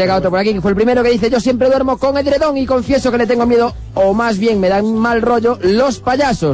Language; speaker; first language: Spanish; native; Spanish